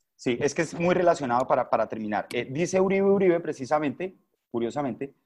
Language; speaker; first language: Spanish; native; Spanish